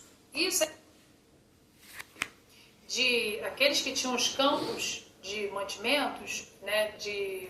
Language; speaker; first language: Portuguese; native; Portuguese